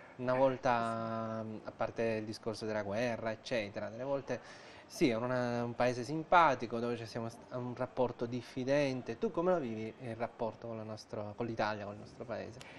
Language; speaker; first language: Italian; native; Italian